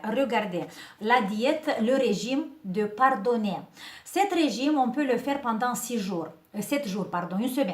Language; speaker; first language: French; non-native, fluent; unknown